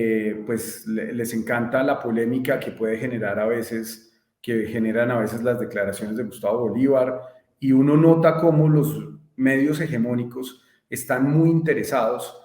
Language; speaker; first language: Spanish; native; Spanish